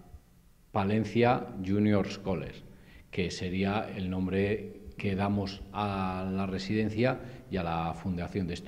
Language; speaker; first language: Spanish; native; Spanish